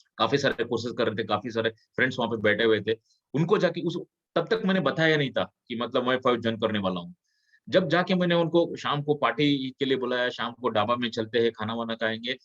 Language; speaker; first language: Hindi; non-native, local second language; Kannada